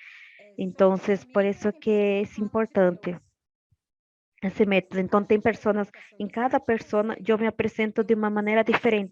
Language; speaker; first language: Spanish; non-native, learner; Portuguese